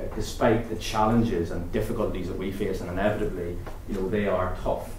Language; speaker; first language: English; native; English